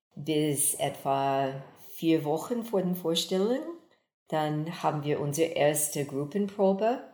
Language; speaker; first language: German; non-native, fluent; English